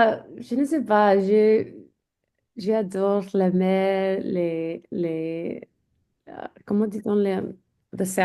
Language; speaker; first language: French; non-native, learner; English